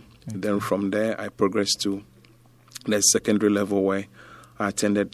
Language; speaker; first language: English; non-native, local second language; Ga